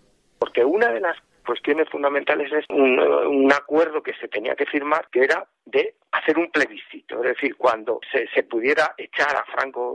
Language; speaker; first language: Spanish; native; Spanish